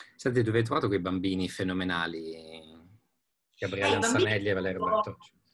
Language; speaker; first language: Italian; native; Italian